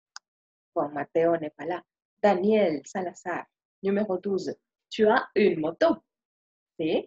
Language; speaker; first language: French; non-native, fluent; Spanish